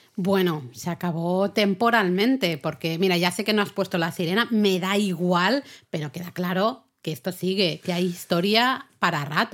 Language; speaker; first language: Spanish; native; Spanish